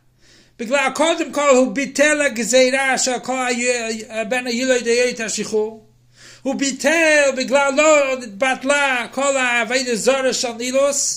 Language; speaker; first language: Hebrew; non-native, fluent; English